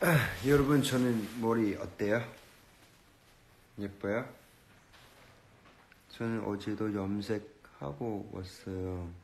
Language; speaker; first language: Korean; non-native, learner; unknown